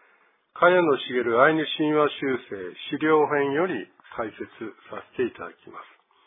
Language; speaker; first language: Japanese; native; Japanese